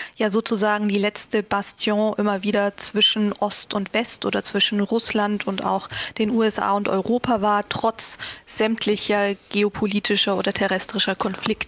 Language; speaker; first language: German; native; German